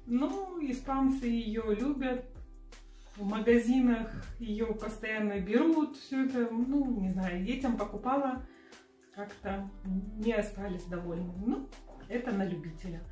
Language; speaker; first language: Russian; native; Russian